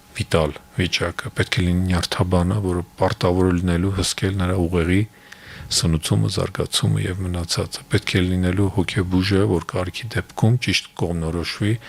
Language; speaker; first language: Armenian; native; Armenian